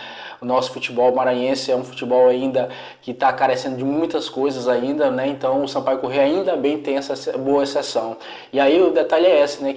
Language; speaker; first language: Portuguese; native; Portuguese